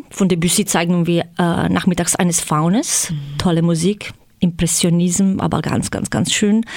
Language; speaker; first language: German; non-native, fluent; Croatian